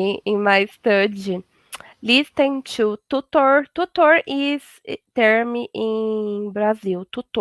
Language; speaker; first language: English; non-native, learner; Portuguese